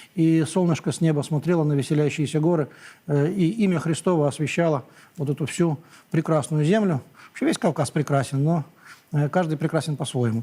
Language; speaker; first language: Russian; native; Russian